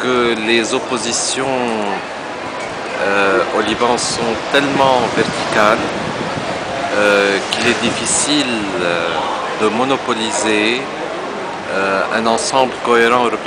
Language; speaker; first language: French; non-native, local second language; Arabic